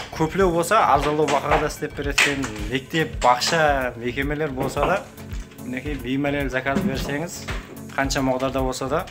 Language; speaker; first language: Uzbek; non-native, local second language; Kara-Kalpak